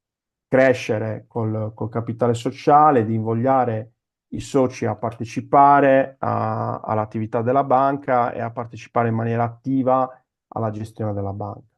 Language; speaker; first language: Italian; native; Italian